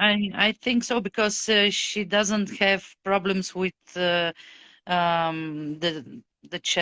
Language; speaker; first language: English; non-native, fluent; Bulgarian